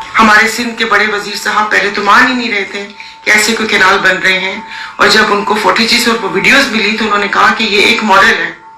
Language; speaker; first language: Urdu; non-native, local second language; Sindhi